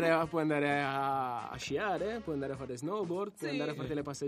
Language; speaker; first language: Italian; native; Italian